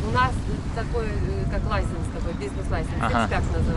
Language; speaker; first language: Russian; non-native, local second language; Lithuanian